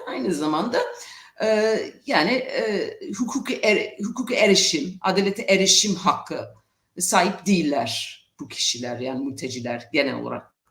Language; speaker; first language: Turkish; non-native, fluent; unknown